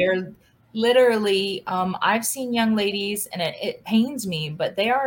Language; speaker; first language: English; native; English